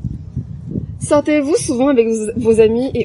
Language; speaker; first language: French; native; French